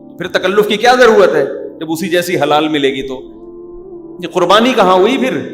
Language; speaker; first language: Urdu; native; Urdu